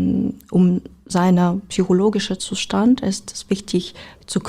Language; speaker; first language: German; non-native, learner; Ukrainian